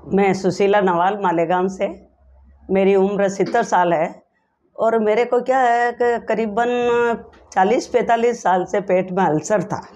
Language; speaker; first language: Hindi; native; Hindi